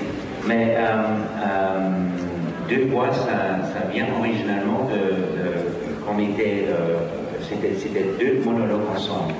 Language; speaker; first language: French; non-native, learner; Dutch